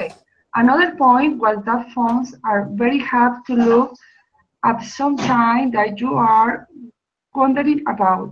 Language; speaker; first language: English; non-native, learner; Spanish